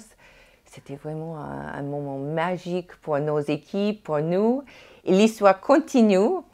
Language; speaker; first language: French; non-native, fluent; English